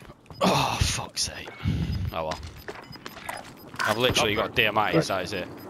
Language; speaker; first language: English; native; English